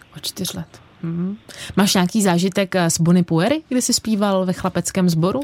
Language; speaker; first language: Czech; native; Czech